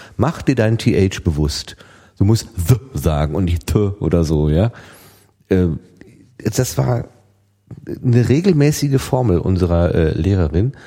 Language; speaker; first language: German; native; German